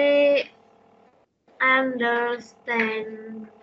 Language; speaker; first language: English; non-native, learner; Vietnamese